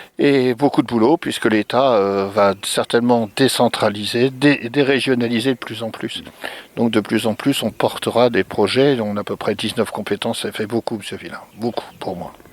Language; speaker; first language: French; native; French